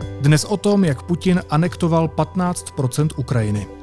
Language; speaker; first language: Czech; native; Czech